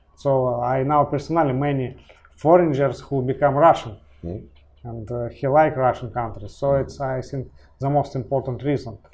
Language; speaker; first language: English; non-native, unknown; Russian